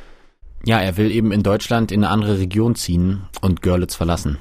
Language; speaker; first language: German; native; German